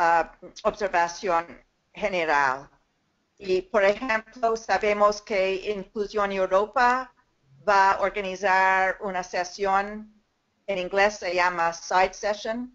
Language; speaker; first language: Spanish; non-native, fluent; English